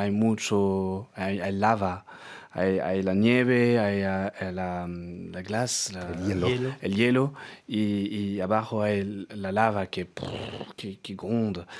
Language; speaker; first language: Spanish; non-native, learner; French